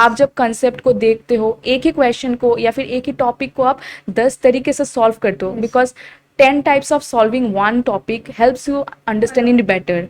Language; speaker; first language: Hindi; non-native, local second language; Assamese